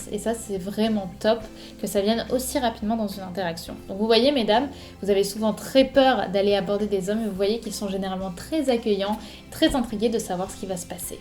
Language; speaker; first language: French; native; French